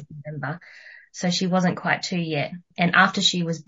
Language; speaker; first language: English; native; English